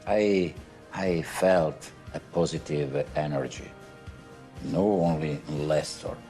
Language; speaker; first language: English; non-native, fluent; Italian